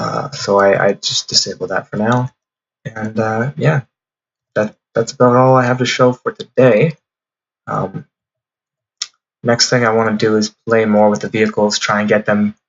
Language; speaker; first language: English; native; English